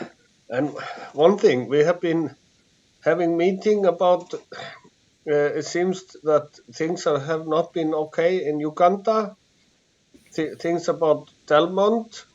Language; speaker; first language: English; non-native, fluent; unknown